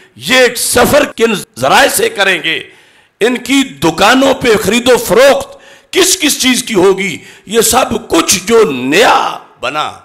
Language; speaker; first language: Urdu; non-native, local second language; Punjabi